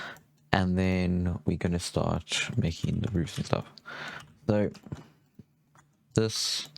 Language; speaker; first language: English; native; English